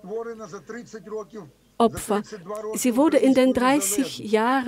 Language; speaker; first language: German; non-native, fluent; Ukrainian